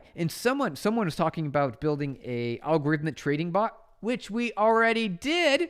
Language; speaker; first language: English; native; English